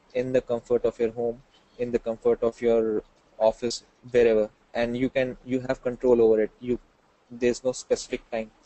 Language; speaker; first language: English; non-native, local second language; Hindi